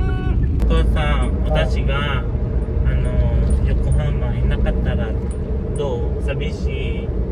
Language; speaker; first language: Japanese; non-native, learner; Filipino